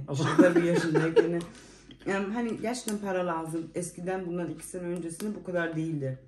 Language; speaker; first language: Turkish; early bilingual, heritage; Turkish